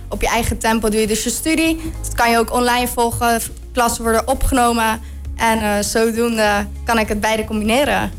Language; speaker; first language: Dutch; non-native, local second language; Papiamento